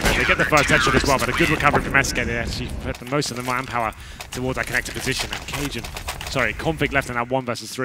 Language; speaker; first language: English; native; English